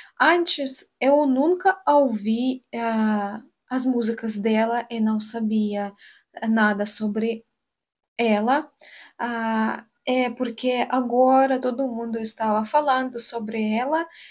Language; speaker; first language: Portuguese; non-native, learner; Russian